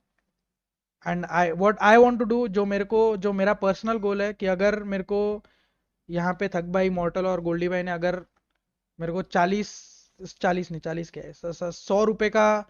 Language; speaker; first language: Hindi; native; Hindi